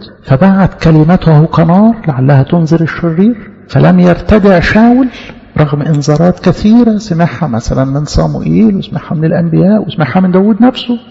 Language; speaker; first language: Arabic; native; Arabic